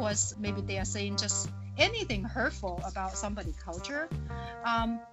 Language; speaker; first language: English; non-native, fluent; Chinese